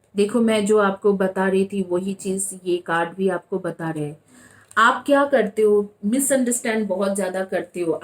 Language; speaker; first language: Hindi; non-native, local second language; Bangla